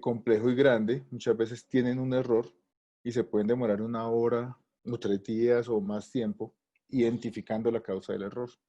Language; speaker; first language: Spanish; native; Spanish